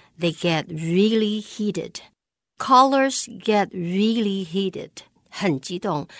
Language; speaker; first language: English; non-native, fluent; Chinese